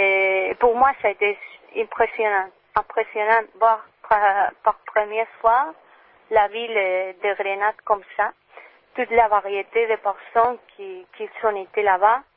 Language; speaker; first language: French; non-native, learner; Spanish